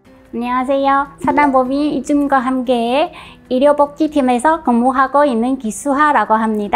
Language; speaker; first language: Korean; non-native, fluent; Chinese